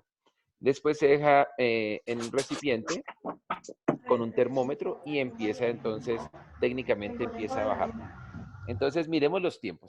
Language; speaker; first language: Spanish; native; Spanish